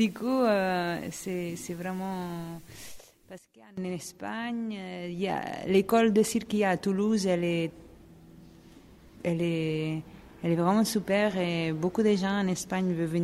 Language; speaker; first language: French; non-native, fluent; Spanish